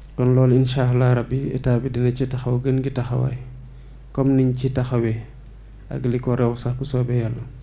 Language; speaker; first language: Wolof; non-native, local second language; Serer